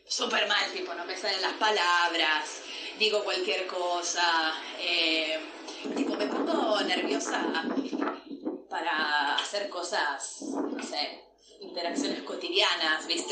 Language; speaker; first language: Spanish; non-native, fluent; Italian